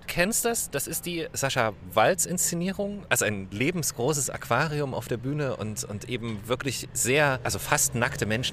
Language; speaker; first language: German; native; German